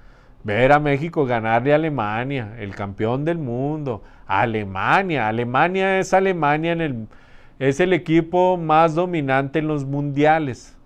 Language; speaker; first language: Spanish; native; Spanish